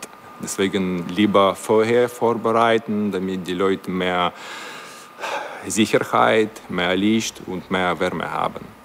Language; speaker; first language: German; non-native, learner; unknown